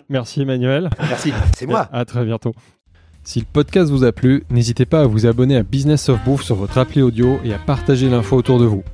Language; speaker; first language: French; native; French